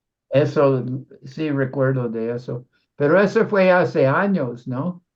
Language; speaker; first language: Spanish; non-native, fluent; English